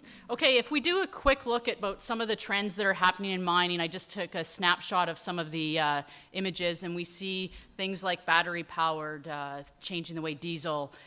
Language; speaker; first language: English; native; English